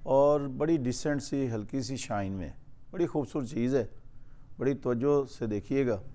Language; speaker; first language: Urdu; non-native, local second language; Punjabi